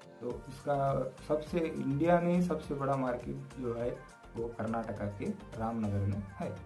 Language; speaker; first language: Hindi; non-native, local second language; Kannada